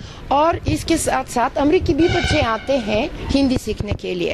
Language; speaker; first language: Hindi; non-native, fluent; Bulgarian